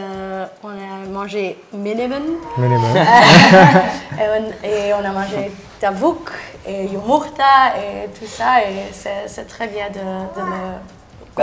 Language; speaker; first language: French; non-native, local second language; Dutch